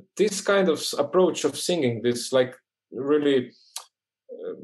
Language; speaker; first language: English; non-native, fluent; Croatian